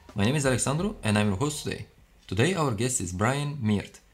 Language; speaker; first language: English; non-native, fluent; Romanian